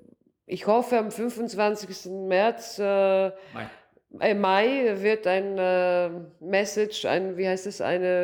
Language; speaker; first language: German; non-native, local second language; Greek